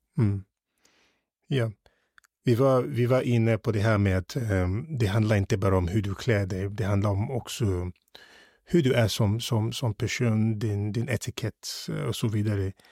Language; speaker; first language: Swedish; early bilingual, other home language; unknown